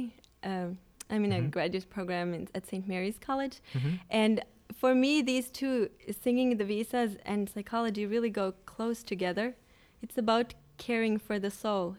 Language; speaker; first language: English; non-native, fluent; Swedish